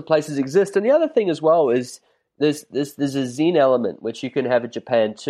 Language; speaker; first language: English; native; English